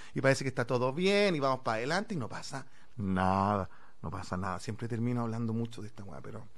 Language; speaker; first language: Spanish; native; Spanish